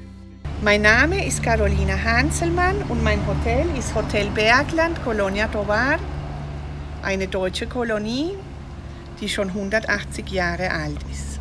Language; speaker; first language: German; early bilingual, heritage; German